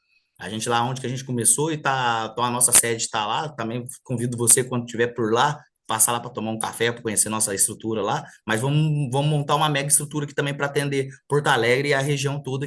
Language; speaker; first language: Portuguese; native; Portuguese